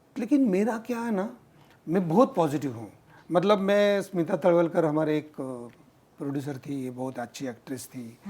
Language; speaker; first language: Hindi; non-native, local second language; Marathi